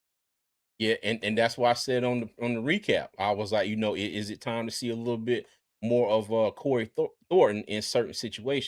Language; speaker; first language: English; native; English